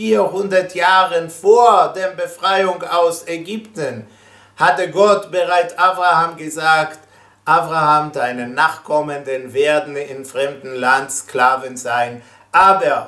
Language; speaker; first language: German; non-native, fluent; Hebrew